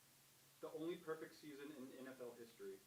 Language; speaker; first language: English; native; English